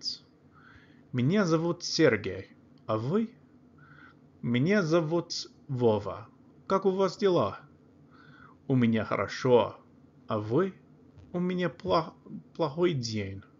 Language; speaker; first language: Russian; non-native, learner; English